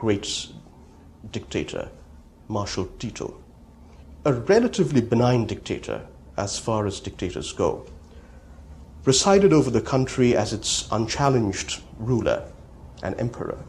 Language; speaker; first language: English; non-native, local second language; Bangla